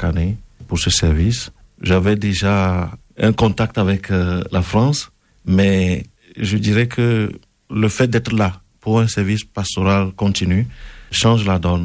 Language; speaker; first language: French; non-native, local second language; Ewe